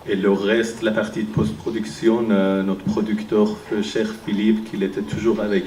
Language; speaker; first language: French; non-native, fluent; Persian